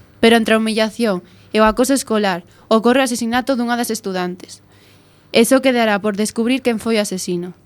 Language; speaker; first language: Galician; non-native, local second language; Spanish